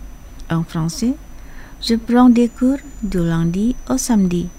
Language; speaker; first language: French; non-native, fluent; Indonesian